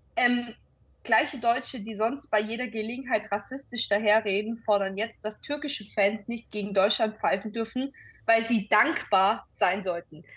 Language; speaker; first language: German; early bilingual, other home language; Italian